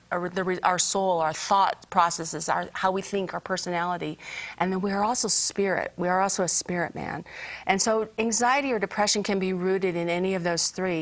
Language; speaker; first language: English; native; English